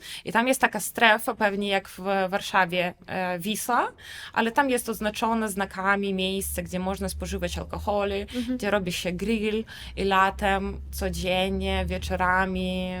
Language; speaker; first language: Polish; non-native, fluent; Russian